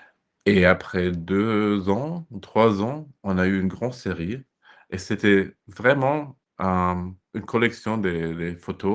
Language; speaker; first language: French; non-native, fluent; German